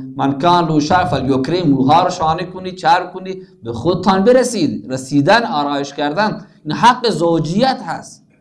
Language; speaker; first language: Persian; native; Persian